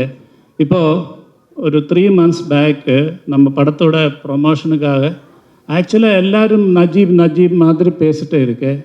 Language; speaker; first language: Tamil; non-native, learner; Malayalam